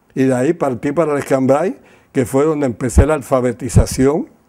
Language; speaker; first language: Spanish; native; Spanish